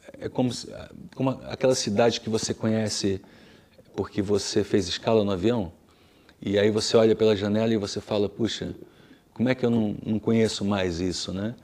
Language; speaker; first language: Portuguese; native; Portuguese